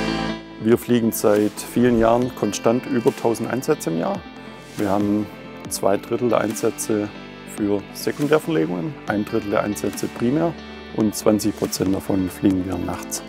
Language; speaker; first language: German; native; German